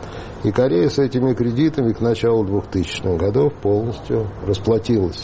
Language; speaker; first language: Russian; native; Russian